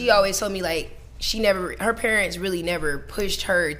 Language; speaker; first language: English; native; English